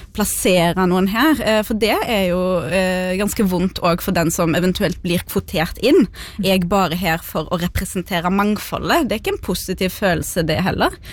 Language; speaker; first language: Norwegian; early bilingual, other home language; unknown